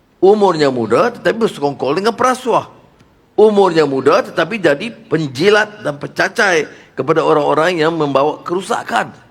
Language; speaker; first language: Malay; native; Malay